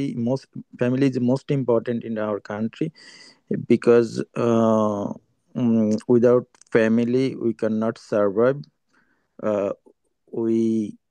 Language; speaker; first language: English; non-native, learner; Bangla